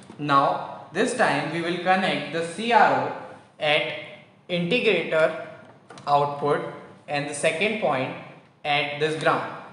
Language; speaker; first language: English; non-native, local second language; Hindi